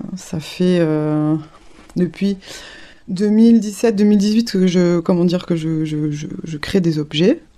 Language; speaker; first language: French; native; French